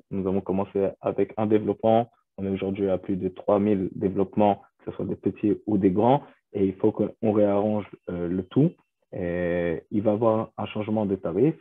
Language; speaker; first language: French; non-native, fluent; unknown